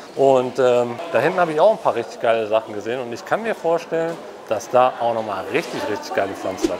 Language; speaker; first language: German; native; German